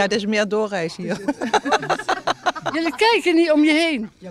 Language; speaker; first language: Dutch; native; Dutch